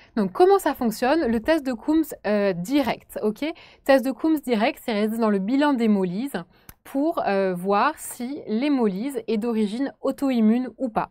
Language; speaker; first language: French; native; French